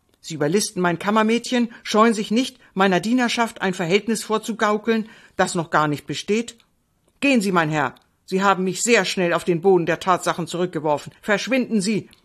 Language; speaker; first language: German; native; German